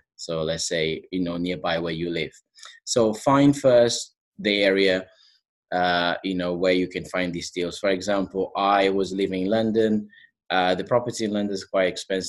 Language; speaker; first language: English; non-native, fluent; Portuguese